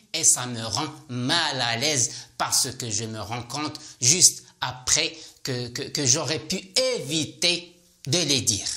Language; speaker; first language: French; non-native, local second language; Arabic